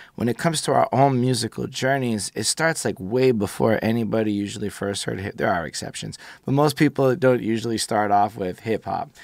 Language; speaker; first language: English; native; English